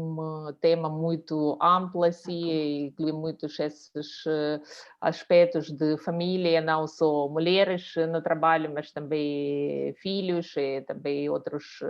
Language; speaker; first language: Portuguese; non-native, fluent; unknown